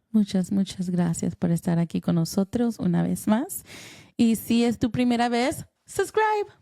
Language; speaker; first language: Spanish; early bilingual, heritage; Spanish